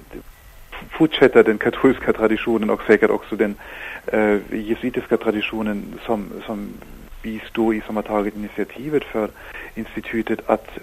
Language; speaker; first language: Swedish; non-native, fluent; German